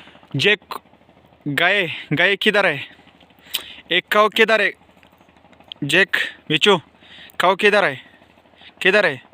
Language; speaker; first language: Hindi; non-native, local second language; Pashto